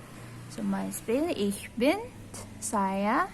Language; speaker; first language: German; non-native, fluent; Indonesian